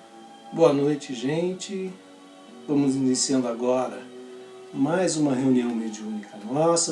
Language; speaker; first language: Portuguese; native; Portuguese